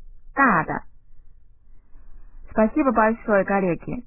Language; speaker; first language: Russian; non-native, fluent; Chinese